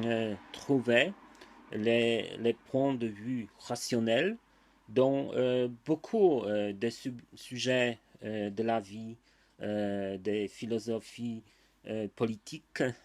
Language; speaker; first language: French; non-native, learner; Polish